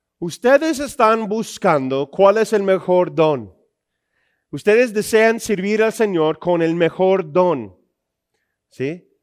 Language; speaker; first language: Spanish; non-native, fluent; English